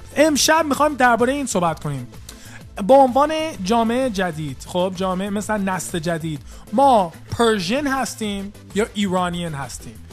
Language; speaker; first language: Persian; early bilingual, heritage; Persian